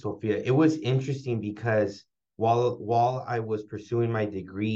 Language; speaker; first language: English; early bilingual, other home language; Spanish